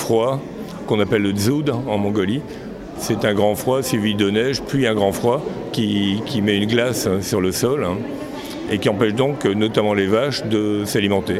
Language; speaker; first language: French; native; French